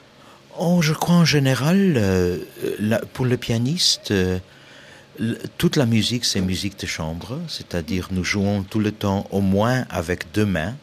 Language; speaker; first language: French; non-native, fluent; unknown